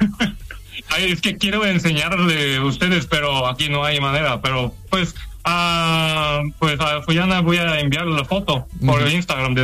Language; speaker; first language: Spanish; non-native, fluent; Korean